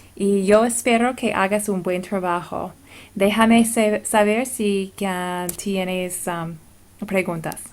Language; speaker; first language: Spanish; non-native, fluent; English